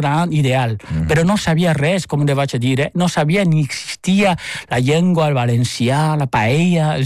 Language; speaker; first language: Catalan; non-native, fluent; Chinese